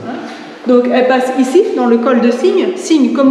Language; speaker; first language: French; native; French